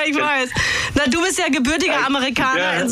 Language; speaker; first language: German; native; German